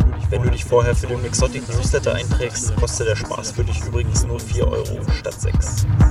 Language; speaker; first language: German; native; German